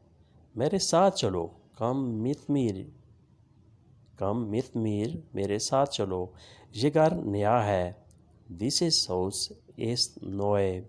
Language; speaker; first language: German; non-native, fluent; Urdu